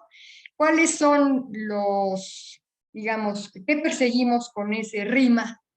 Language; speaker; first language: Spanish; native; Spanish